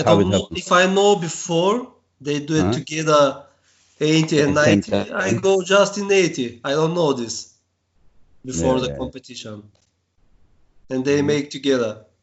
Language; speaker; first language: English; non-native, learner; Bulgarian